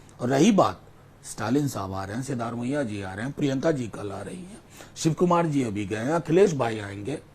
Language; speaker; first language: Hindi; non-native, local second language; Maithili